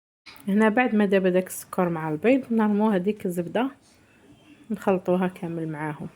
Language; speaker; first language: Arabic; native; Arabic